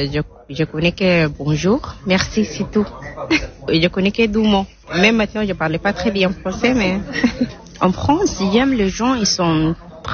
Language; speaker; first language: French; non-native, learner; Arabic